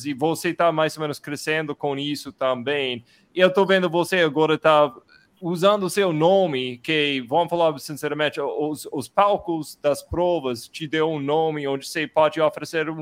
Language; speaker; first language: Portuguese; non-native, fluent; English